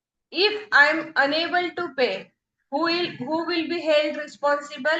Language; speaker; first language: English; non-native, local second language; Hindi